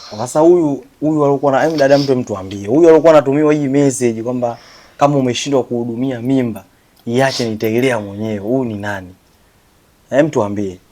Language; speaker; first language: Swahili; native; Swahili